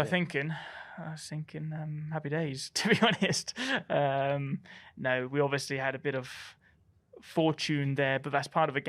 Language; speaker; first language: English; native; English